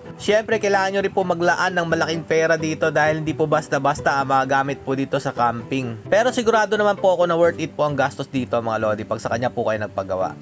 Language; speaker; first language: Filipino; non-native, local second language; Cebuano